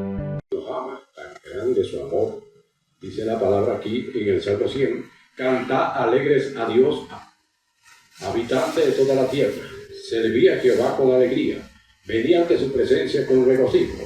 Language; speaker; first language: Spanish; native; Spanish